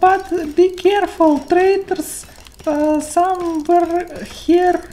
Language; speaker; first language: English; non-native, learner; Russian